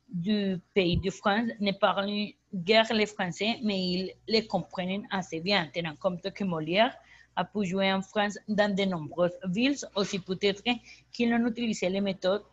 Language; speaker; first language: French; non-native, learner; Spanish